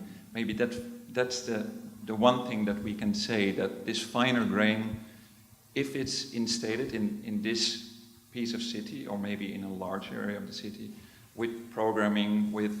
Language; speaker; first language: English; non-native, fluent; Dutch